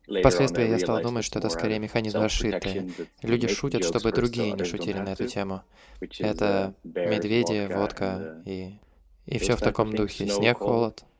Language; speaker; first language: Russian; non-native, fluent; English